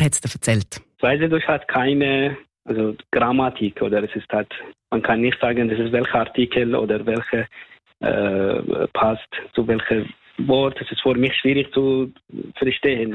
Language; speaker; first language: German; non-native, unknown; Persian